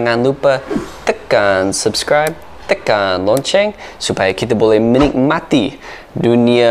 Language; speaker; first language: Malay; non-native, fluent; English